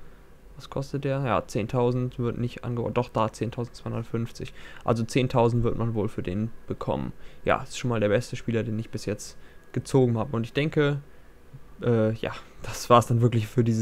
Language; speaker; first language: German; native; German